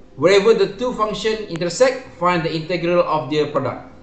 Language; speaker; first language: English; non-native, local second language; Malay